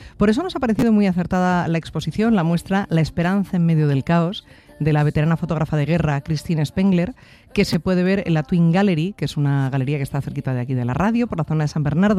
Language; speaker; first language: Spanish; native; Spanish